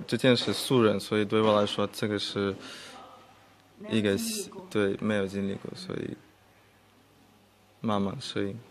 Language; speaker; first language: Chinese; non-native, fluent; Russian